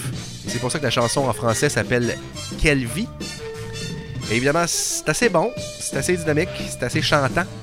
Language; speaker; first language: French; native; French